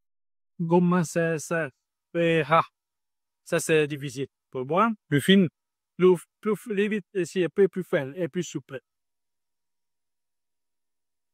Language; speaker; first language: French; non-native, learner; Italian